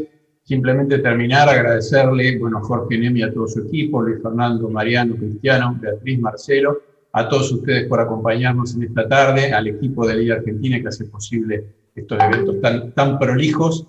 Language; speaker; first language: Spanish; native; Spanish